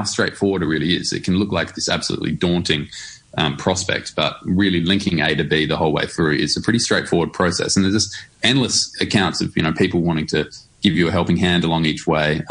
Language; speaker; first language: English; native; English